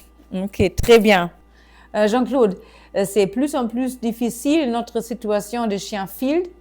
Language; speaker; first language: French; non-native, fluent; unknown